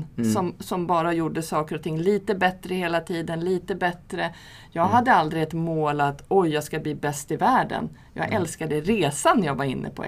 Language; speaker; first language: Swedish; native; Swedish